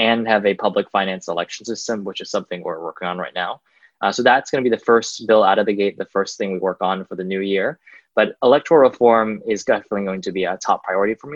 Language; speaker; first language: English; native; English